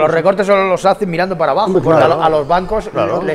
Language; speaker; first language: Spanish; native; Spanish